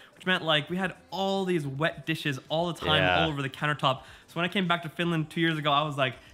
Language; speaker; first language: English; native; English